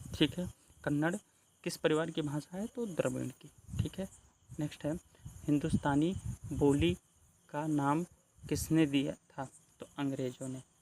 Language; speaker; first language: Hindi; native; Hindi